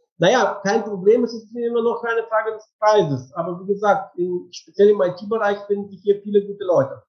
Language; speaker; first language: German; non-native, fluent; Bulgarian